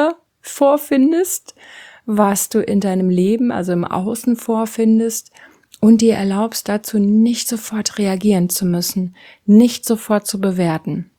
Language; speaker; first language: German; native; German